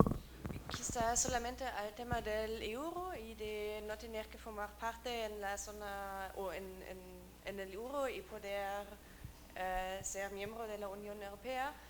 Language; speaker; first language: Spanish; non-native, learner; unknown